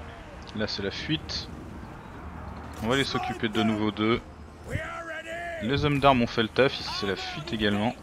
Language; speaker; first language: French; native; French